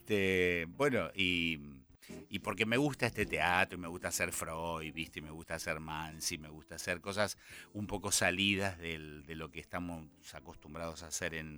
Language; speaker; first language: Spanish; native; Spanish